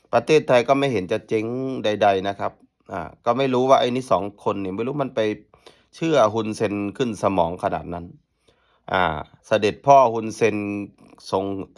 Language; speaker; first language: Thai; native; Thai